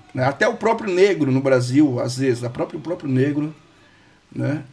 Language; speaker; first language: Portuguese; native; Portuguese